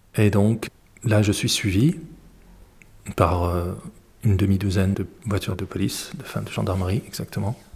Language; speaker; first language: French; early bilingual, other home language; Arabic